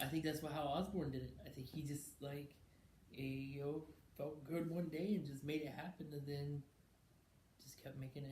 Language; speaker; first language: English; native; English